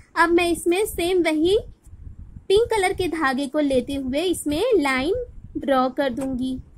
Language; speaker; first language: Hindi; non-native, local second language; Bangla